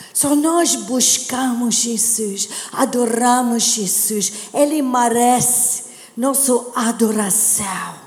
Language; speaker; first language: Portuguese; non-native, learner; English